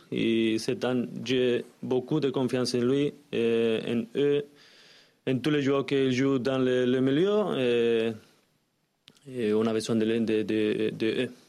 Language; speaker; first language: French; non-native, learner; Spanish